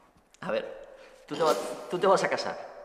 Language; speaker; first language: Spanish; native; Spanish